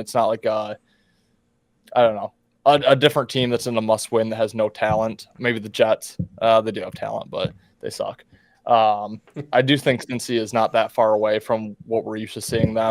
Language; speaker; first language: English; native; English